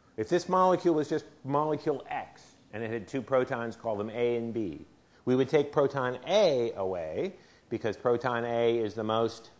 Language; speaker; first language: English; native; English